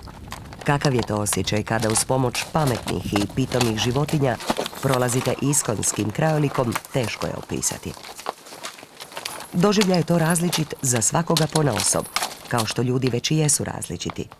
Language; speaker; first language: Croatian; native; Croatian